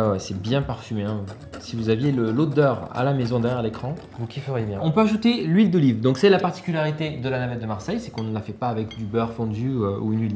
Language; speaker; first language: French; native; French